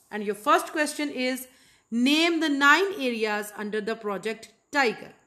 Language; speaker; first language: English; non-native, local second language; Punjabi